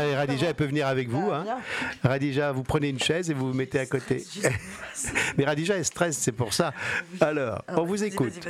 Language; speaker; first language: French; native; French